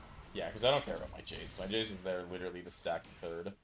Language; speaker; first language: English; native; English